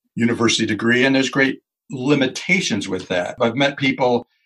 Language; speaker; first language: English; native; English